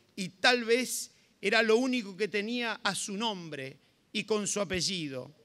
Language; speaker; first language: Spanish; native; Spanish